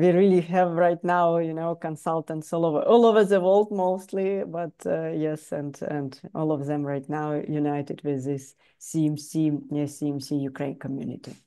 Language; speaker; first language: English; non-native, fluent; Ukrainian